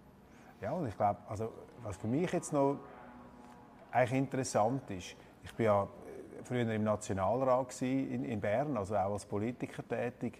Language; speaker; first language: German; native; German